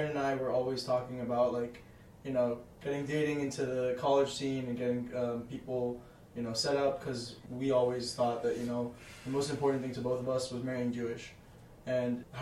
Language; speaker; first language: English; native; English